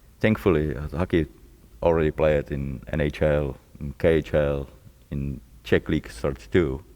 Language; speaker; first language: English; non-native, fluent; Czech